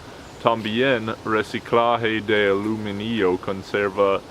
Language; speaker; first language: Spanish; non-native, learner; English